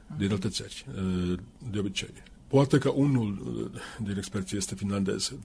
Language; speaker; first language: Romanian; non-native, fluent; Finnish